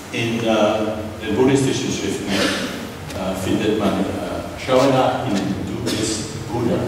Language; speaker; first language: German; non-native, fluent; Czech